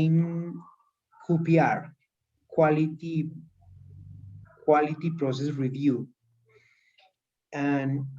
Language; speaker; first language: English; non-native, learner; Spanish